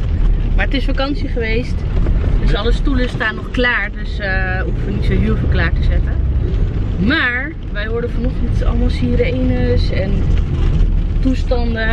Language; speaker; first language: Dutch; native; Dutch